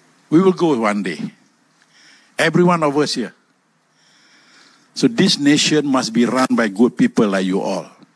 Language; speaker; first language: English; non-native, local second language; Malay